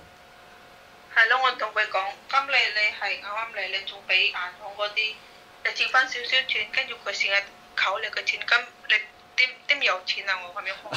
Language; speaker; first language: Cantonese; non-native, fluent; Indonesian